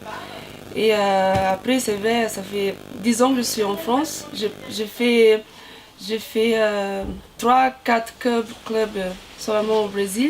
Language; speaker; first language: French; non-native, fluent; Portuguese